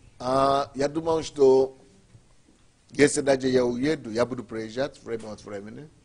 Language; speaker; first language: Russian; non-native, fluent; Yoruba